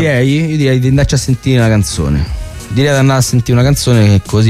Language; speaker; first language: Italian; native; Italian